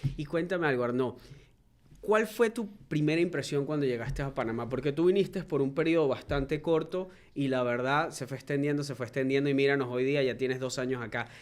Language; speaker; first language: Spanish; native; Spanish